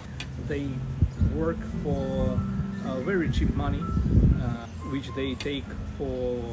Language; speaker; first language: English; non-native, learner; Russian